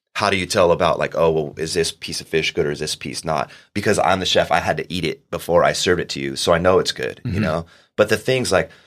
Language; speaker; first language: English; native; English